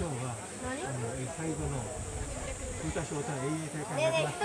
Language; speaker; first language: Japanese; native; Japanese